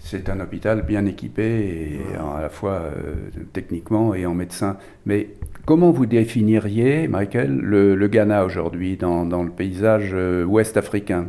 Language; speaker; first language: French; native; French